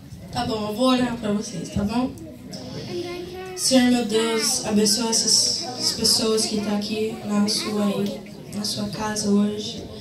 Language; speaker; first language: Portuguese; early bilingual, heritage; Portuguese